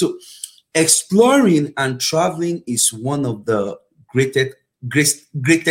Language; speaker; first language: English; non-native, local second language; Yoruba